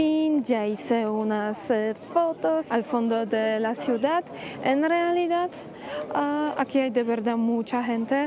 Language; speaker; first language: Spanish; non-native, fluent; Polish